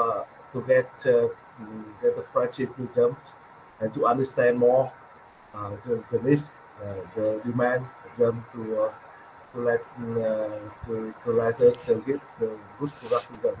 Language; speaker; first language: English; non-native, learner; Vietnamese